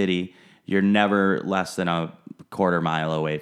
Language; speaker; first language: English; native; English